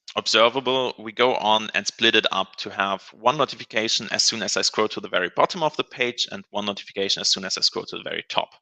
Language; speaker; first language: English; non-native, fluent; German